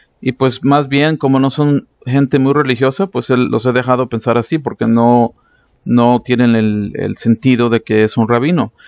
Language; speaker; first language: Spanish; early bilingual, heritage; English